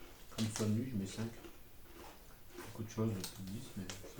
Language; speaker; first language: French; native; French